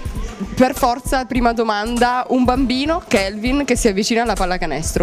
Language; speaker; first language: Italian; native; Italian